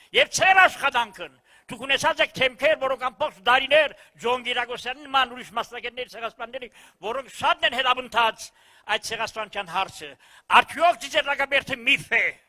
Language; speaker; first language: Armenian; early bilingual, heritage; Armenian